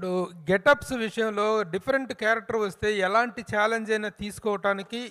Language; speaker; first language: Telugu; native; Telugu